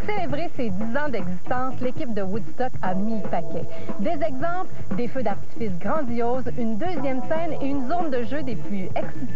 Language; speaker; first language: French; native; French